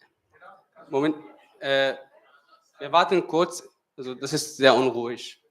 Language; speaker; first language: German; non-native, fluent; Kurdish